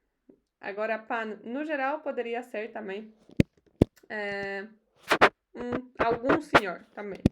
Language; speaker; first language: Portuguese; non-native, fluent; Polish